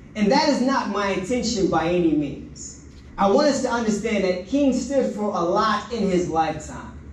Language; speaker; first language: English; native; English